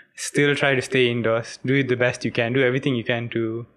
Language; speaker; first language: English; non-native, local second language; Tamil